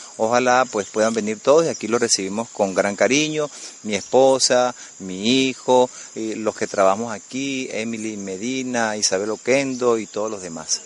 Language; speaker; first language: Spanish; native; Spanish